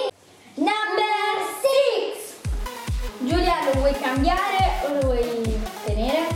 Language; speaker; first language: Italian; native; Italian